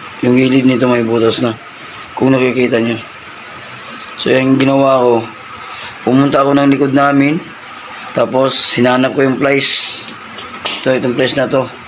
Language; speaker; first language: Filipino; non-native, local second language; Cebuano